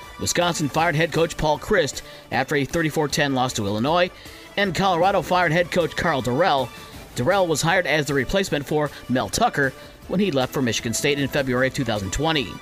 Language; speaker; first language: English; native; English